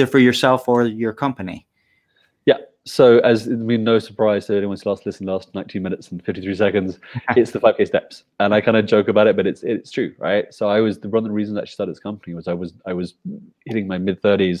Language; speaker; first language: English; native; English